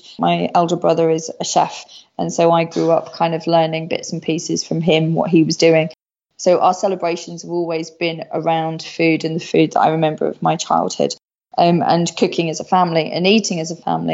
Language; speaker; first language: English; native; English